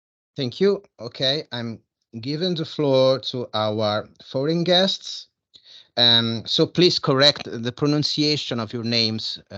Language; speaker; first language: English; non-native, fluent; Italian